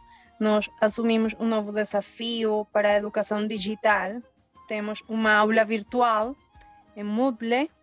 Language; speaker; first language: Portuguese; early bilingual, heritage; Spanish